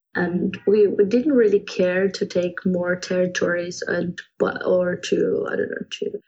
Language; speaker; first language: English; non-native, fluent; Ukrainian